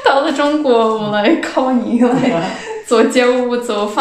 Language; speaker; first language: Chinese; non-native, fluent; Russian